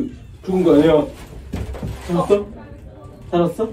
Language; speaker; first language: Korean; native; Korean